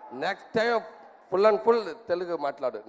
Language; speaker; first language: Telugu; non-native, learner; Tamil